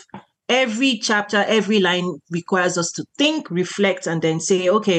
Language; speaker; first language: English; non-native, local second language; Yoruba